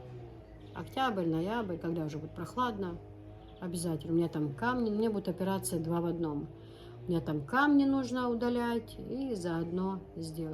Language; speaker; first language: Russian; non-native, local second language; Chechen